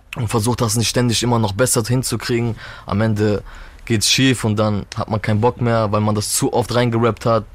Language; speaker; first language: German; early bilingual, other home language; Turkish